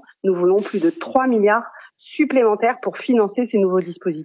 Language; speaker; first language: French; native; French